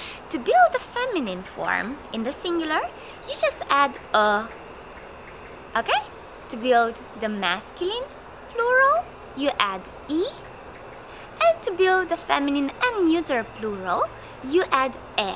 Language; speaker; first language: English; non-native, fluent; Romanian